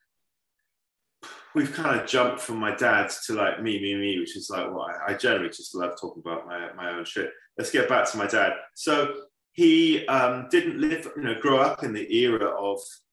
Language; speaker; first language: English; native; English